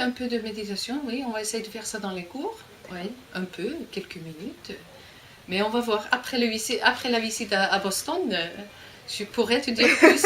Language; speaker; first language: French; non-native, fluent; Icelandic